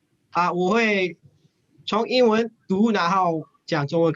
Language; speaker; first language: Chinese; non-native, learner; English